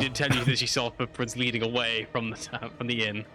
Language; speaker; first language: English; native; English